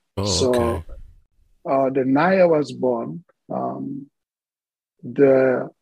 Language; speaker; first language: English; non-native, fluent; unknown